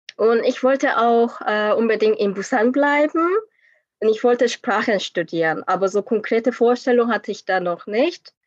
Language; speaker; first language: German; non-native, fluent; Korean